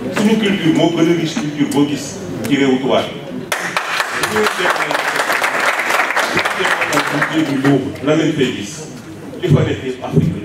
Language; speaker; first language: French; non-native, local second language; Wolof